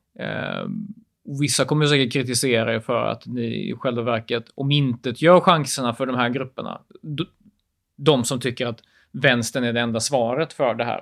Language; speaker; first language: Swedish; early bilingual, other home language; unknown